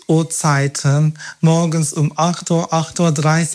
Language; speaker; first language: German; non-native, fluent; Turkish